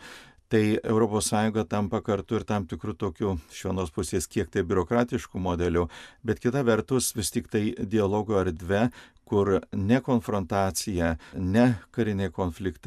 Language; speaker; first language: Lithuanian; native; Lithuanian